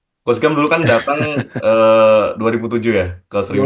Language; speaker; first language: Indonesian; native; Indonesian